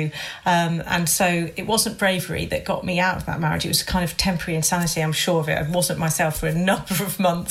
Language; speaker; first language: English; native; English